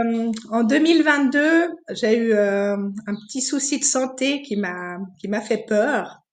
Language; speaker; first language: French; native; French